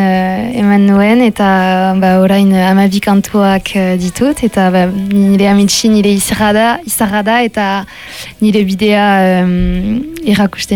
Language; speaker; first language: Basque; non-native, local second language; French